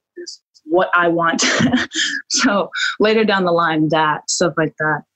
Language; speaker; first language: English; native; English